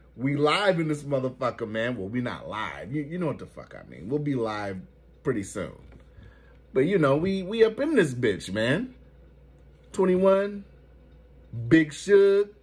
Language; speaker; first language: English; native; English